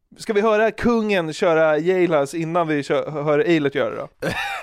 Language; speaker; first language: Swedish; native; Swedish